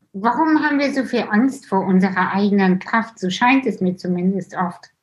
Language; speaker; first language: German; early bilingual, other home language; Russian